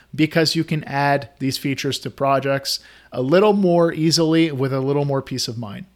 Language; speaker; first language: English; native; English